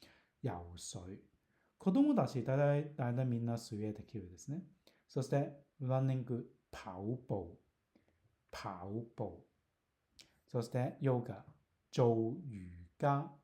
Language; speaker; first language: Japanese; non-native, fluent; Cantonese